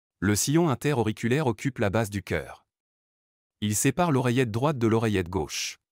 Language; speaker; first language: French; non-native, local second language; Arabic